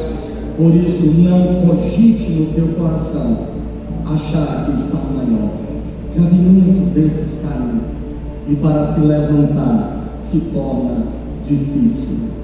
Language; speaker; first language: Portuguese; native; Portuguese